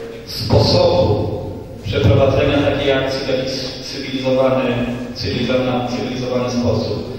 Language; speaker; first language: Polish; native; Polish